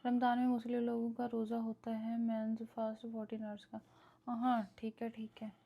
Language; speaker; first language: Hindi; non-native, local second language; Punjabi